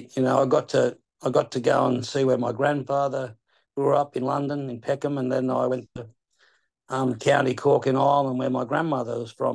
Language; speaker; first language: English; native; English